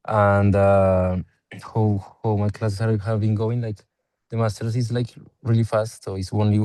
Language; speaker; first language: English; non-native, fluent; Spanish